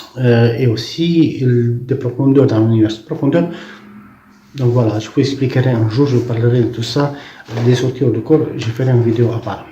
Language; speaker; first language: French; non-native, fluent; Romanian